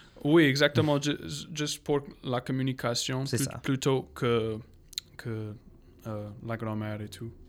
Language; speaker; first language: French; non-native, local second language; English